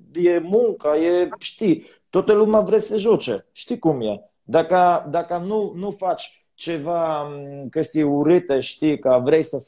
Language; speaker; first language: Romanian; non-native, learner; Polish